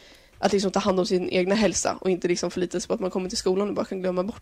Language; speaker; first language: Swedish; native; Swedish